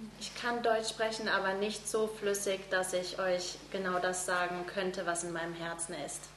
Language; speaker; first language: German; native; German